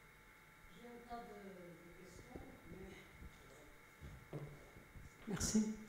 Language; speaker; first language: French; non-native, fluent; Portuguese